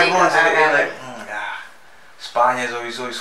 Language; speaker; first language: Dutch; early bilingual, other home language; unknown